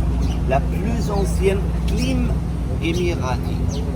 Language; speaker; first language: French; non-native, fluent; Arabic